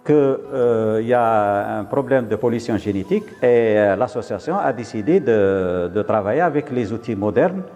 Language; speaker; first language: French; non-native, local second language; Arabic